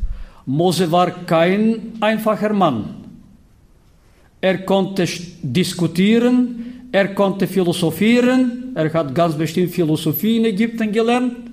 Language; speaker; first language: German; non-native, fluent; Bulgarian